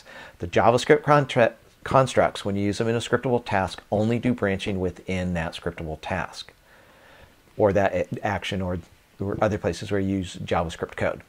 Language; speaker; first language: English; native; English